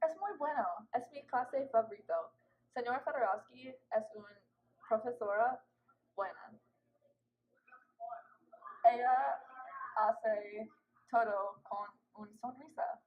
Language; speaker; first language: Spanish; non-native, learner; English